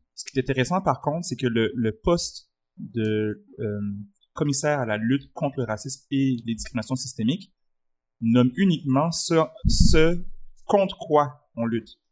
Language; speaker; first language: French; early bilingual, other home language; Arabic